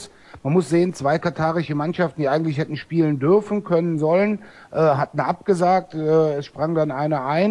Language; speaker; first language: German; native; German